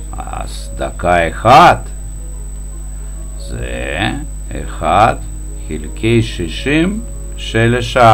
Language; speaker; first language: Hebrew; non-native, fluent; Russian